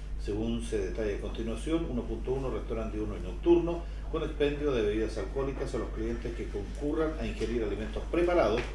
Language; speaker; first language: Spanish; native; Spanish